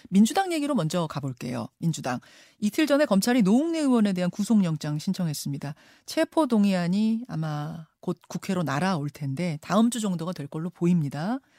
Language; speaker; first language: Korean; native; Korean